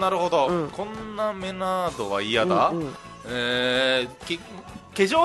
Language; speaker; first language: Japanese; native; Japanese